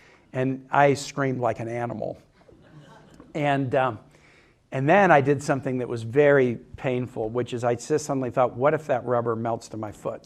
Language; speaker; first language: English; native; English